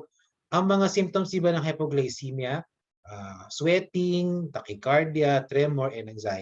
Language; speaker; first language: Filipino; native; Filipino